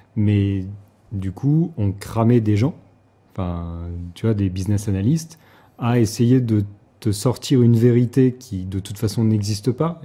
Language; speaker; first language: French; native; French